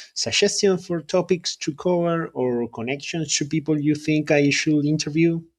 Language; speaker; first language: English; non-native, fluent; Spanish